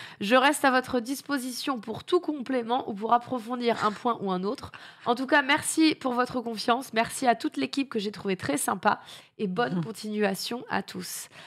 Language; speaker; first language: French; native; French